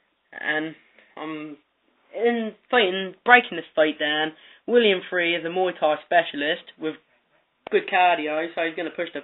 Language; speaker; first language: English; native; English